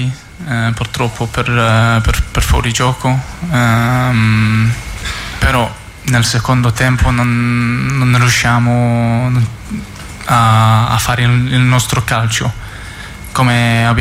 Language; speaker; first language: Italian; non-native, fluent; English